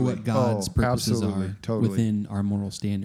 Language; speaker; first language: English; native; English